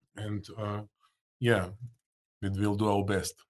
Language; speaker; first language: English; non-native, fluent; Russian